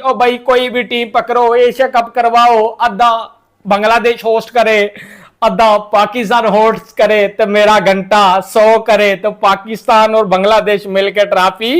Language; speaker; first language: Hindi; native; Hindi